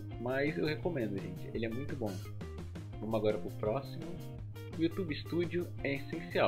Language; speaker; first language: Portuguese; native; Portuguese